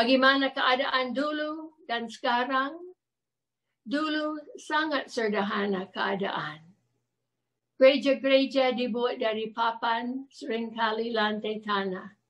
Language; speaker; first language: Indonesian; non-native, fluent; English